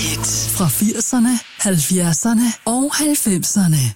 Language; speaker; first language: Danish; native; Danish